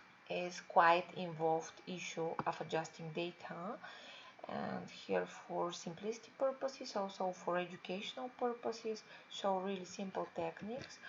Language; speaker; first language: English; non-native, fluent; Bulgarian